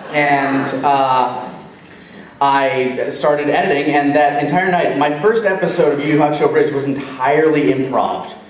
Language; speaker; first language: English; native; English